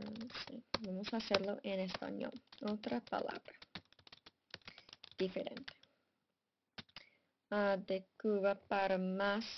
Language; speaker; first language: Spanish; non-native, fluent; English